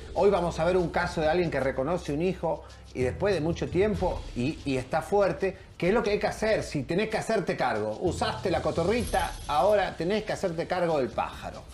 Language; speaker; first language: Spanish; native; Spanish